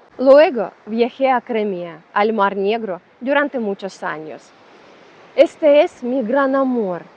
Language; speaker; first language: Spanish; non-native, learner; Ukrainian